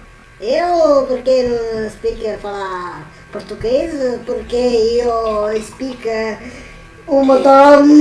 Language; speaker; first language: Portuguese; non-native, learner; Italian